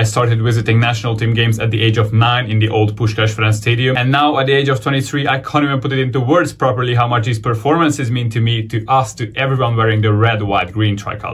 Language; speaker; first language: English; non-native, fluent; Hungarian